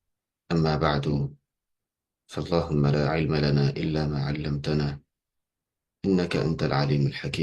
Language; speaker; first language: Arabic; non-native, fluent; Yoruba